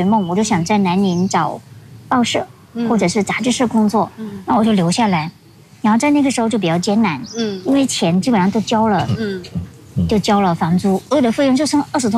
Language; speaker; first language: Chinese; non-native, local second language; Hakka Chinese